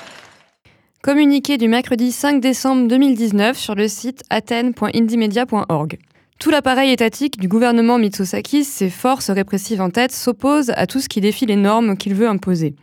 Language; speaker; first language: French; native; French